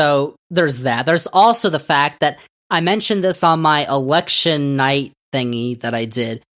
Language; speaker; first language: English; native; English